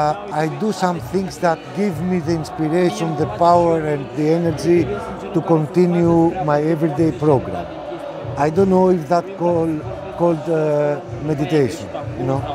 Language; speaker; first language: English; non-native, fluent; Greek